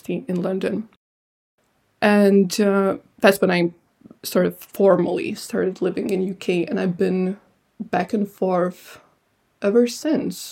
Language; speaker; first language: English; non-native, fluent; Lithuanian